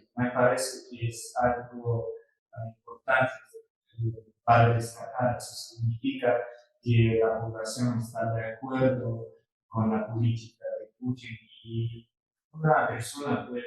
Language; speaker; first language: Spanish; non-native, fluent; Russian